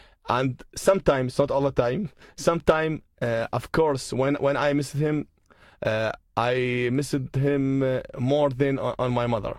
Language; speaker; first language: English; non-native, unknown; Arabic